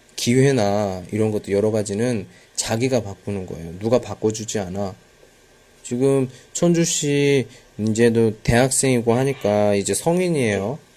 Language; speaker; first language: Korean; native; Korean